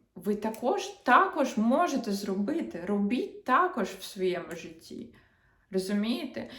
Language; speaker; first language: Ukrainian; non-native, local second language; Russian